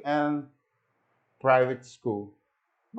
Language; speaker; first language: English; non-native, learner; Portuguese